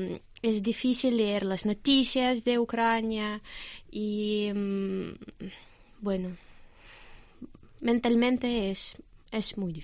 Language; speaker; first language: Spanish; non-native, learner; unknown